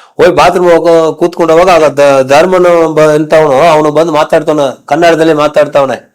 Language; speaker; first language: Kannada; non-native, local second language; Tamil